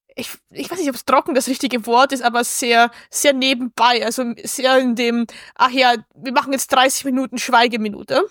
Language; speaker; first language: German; native; German